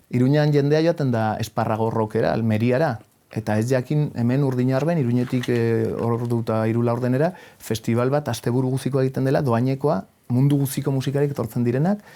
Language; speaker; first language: Basque; non-native, local second language; Spanish